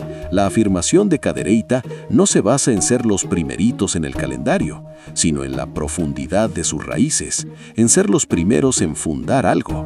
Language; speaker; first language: Spanish; native; Spanish